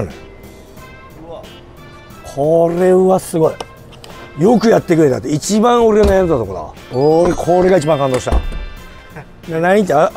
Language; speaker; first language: Japanese; native; Japanese